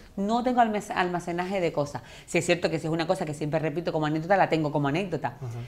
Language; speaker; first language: Spanish; native; Spanish